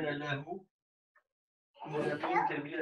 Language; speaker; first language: Arabic; non-native, learner; French